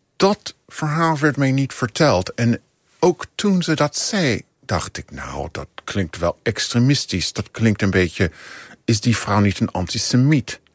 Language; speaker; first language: Dutch; non-native, fluent; English